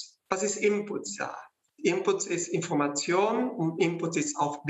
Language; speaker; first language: German; non-native, fluent; Spanish